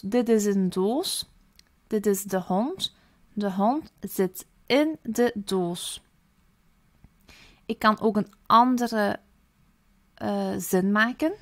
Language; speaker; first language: Dutch; early bilingual, other home language; Turkish